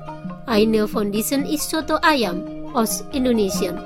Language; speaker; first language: German; non-native, fluent; Indonesian